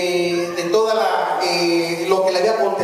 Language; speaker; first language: Spanish; native; Spanish